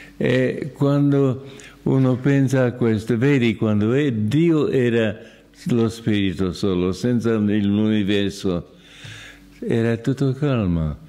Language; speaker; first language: Italian; non-native, fluent; English